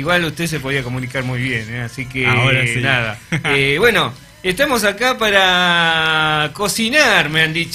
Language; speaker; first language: Spanish; native; Spanish